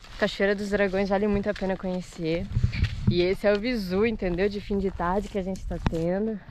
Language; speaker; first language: Portuguese; native; Portuguese